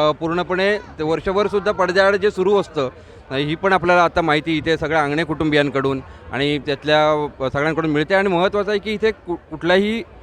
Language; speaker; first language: Marathi; native; Marathi